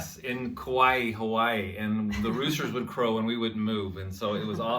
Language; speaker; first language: English; native; English